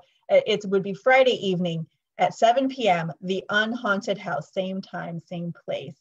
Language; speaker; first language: English; native; English